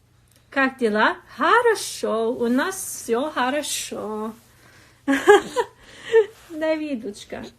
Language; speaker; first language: Russian; non-native, learner; English